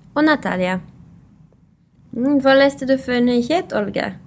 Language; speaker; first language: Swedish; non-native, fluent; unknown